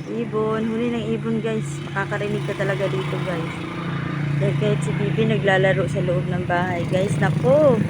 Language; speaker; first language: Filipino; native; Filipino